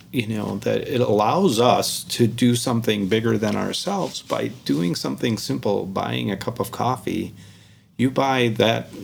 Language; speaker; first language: English; native; English